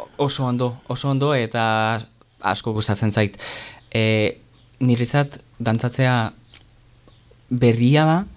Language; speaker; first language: Basque; non-native, learner; French